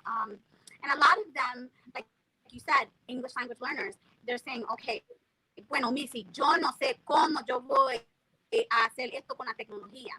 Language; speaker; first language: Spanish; early bilingual, heritage; Spanish